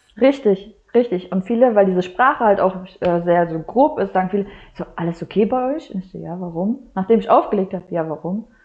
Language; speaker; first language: German; native; German